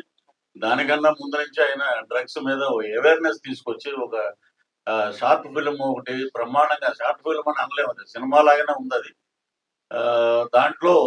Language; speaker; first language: Telugu; native; Telugu